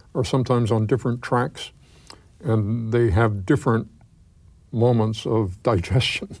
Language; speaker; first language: English; native; English